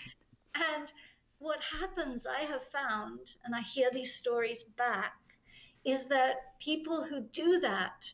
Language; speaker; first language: English; native; English